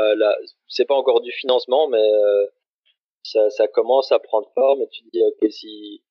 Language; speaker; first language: French; native; French